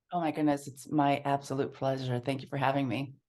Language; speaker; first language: English; early bilingual, other home language; Spanish